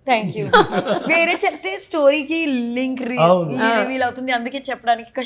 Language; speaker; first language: Telugu; non-native, learner; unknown